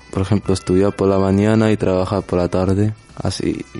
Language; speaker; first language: Spanish; non-native, learner; Arabic